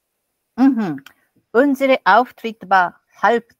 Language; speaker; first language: German; non-native, fluent; Japanese